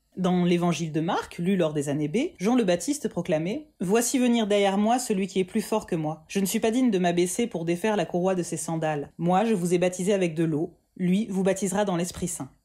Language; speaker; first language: French; native; French